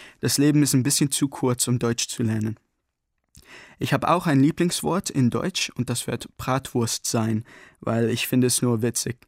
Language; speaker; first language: German; non-native, learner; English